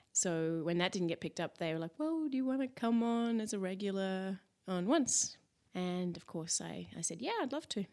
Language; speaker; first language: English; native; English